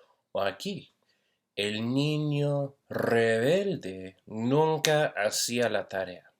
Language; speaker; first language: Spanish; non-native, fluent; English